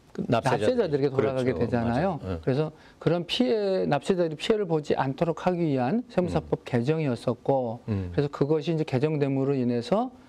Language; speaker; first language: Korean; native; Korean